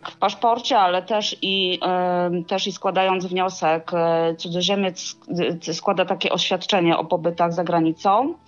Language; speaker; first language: Polish; native; Polish